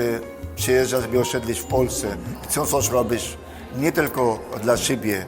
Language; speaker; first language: Polish; non-native, fluent; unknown